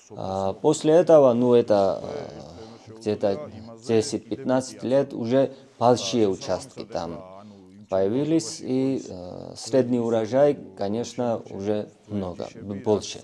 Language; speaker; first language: Russian; non-native, fluent; Georgian